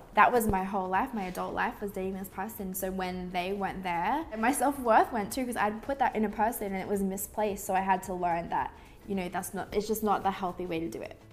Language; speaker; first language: English; native; English